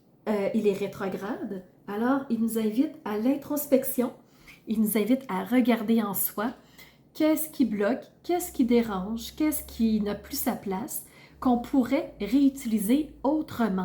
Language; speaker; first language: French; native; French